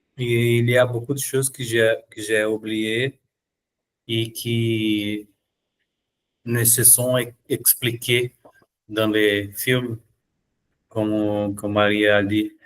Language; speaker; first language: French; non-native, learner; Portuguese